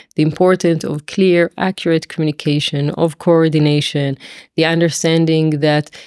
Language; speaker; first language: English; non-native, fluent; Hebrew